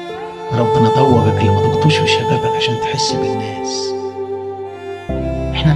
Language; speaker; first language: Arabic; native; Arabic